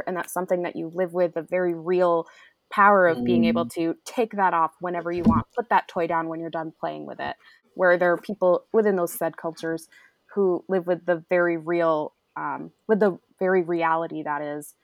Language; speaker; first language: English; native; English